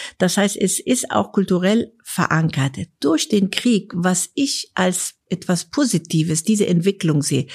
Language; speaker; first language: German; non-native, fluent; Persian